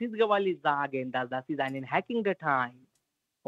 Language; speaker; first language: German; non-native, learner; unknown